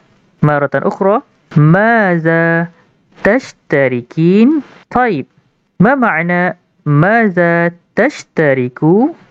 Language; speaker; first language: Arabic; non-native, fluent; Malay